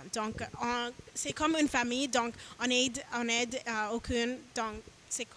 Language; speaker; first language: French; non-native, learner; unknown